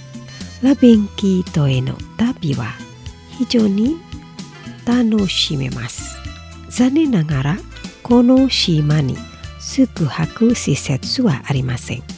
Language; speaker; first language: Japanese; non-native, fluent; Indonesian